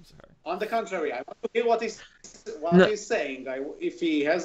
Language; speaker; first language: English; native; English